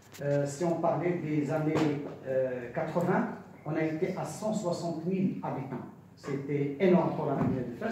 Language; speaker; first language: French; non-native, local second language; Arabic